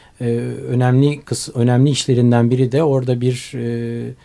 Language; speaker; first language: Turkish; native; Turkish